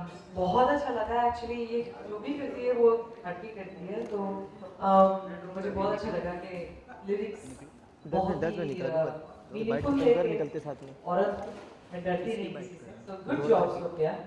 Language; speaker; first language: Hindi; native; Hindi